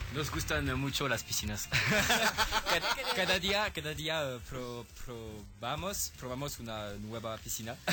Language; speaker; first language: Spanish; non-native, learner; French